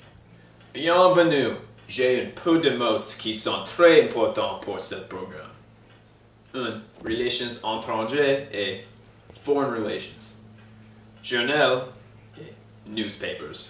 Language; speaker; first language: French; non-native, learner; English